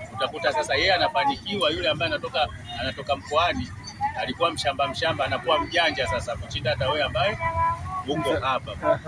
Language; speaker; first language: Swahili; native; Swahili